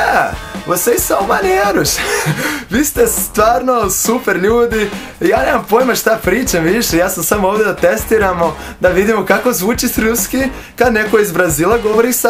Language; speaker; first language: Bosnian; non-native, fluent; Portuguese